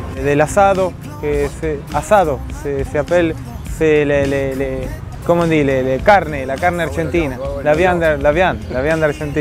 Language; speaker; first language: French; non-native, learner; Spanish